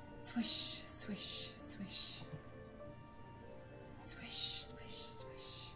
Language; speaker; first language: English; native; English